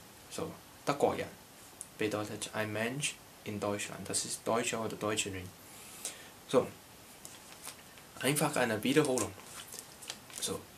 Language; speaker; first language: German; non-native, learner; Cantonese